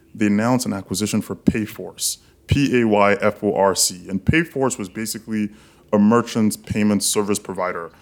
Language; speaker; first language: English; non-native, local second language; Yoruba